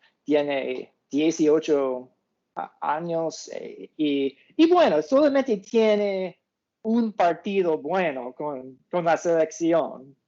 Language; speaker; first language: Spanish; non-native, fluent; English